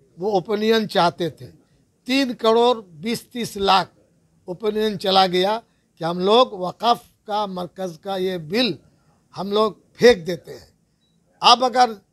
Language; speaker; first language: Hindi; non-native, local second language; Bangla